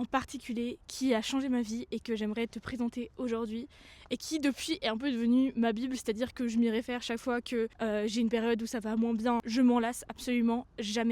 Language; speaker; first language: French; native; French